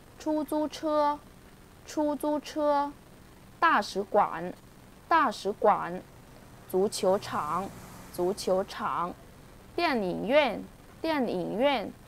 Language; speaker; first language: Chinese; non-native, fluent; Vietnamese